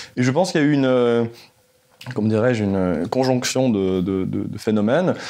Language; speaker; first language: French; native; French